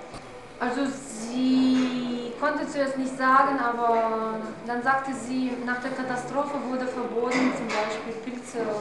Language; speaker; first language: German; non-native, fluent; Russian